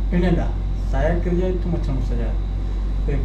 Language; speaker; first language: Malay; non-native, learner; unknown